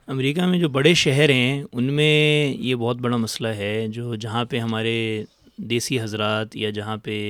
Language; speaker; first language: Urdu; native; Urdu